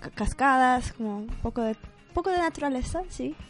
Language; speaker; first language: Spanish; non-native, fluent; English